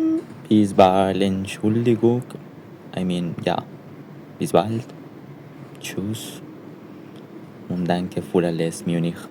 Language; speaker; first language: German; non-native, learner; Spanish